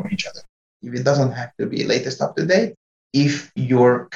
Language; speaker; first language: English; non-native, fluent; Hungarian